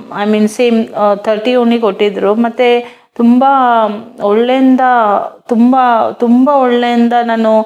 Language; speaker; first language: Kannada; non-native, fluent; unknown